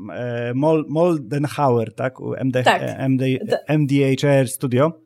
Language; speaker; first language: Polish; native; Polish